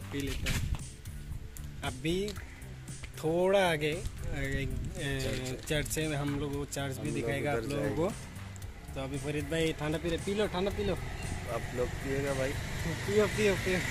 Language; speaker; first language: Hindi; non-native, local second language; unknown